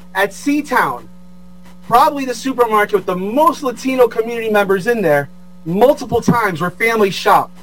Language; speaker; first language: English; early bilingual, other home language; Portuguese